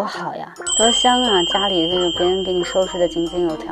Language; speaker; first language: Chinese; native; Chinese